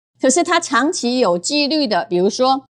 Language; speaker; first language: Chinese; native; Chinese